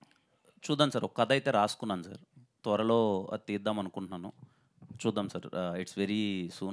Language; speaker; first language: Telugu; native; Telugu